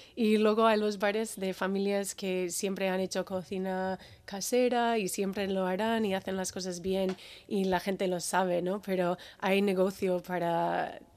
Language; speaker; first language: Spanish; non-native, fluent; English